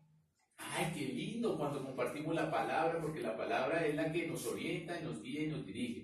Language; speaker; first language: Spanish; native; Spanish